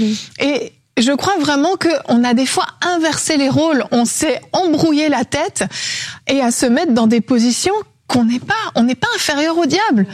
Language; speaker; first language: French; native; French